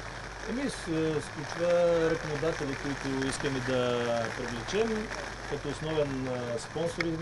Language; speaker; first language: Bulgarian; native; Bulgarian